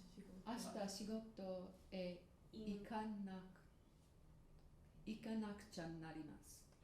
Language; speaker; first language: Japanese; non-native, learner; English